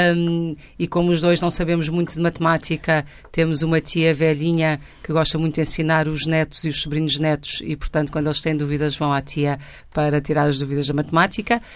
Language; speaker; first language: Portuguese; native; Portuguese